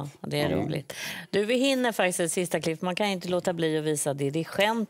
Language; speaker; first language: Swedish; native; Swedish